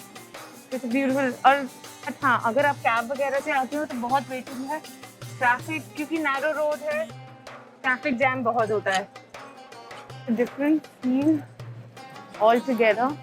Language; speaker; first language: Hindi; native; Hindi